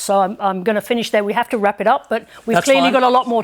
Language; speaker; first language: English; native; English